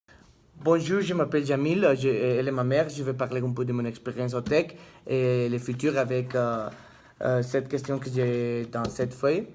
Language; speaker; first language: French; non-native, learner; Spanish